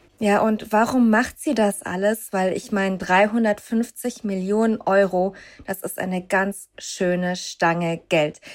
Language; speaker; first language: German; native; German